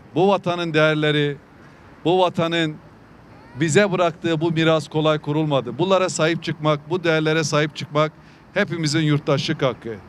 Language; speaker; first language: Turkish; native; Turkish